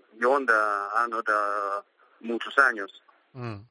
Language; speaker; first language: Spanish; non-native, learner; Italian